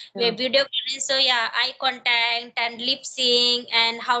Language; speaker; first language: English; non-native, learner; Hindi